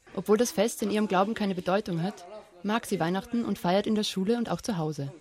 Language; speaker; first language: German; native; German